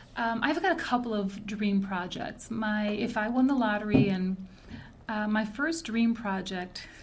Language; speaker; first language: English; native; English